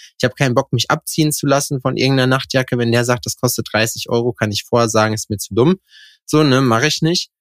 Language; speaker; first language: German; native; German